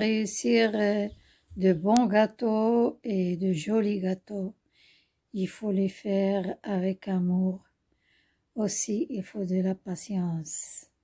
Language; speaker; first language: French; non-native, local second language; Arabic